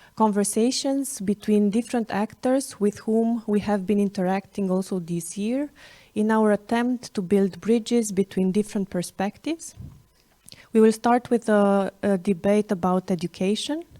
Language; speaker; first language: English; non-native, fluent; Romanian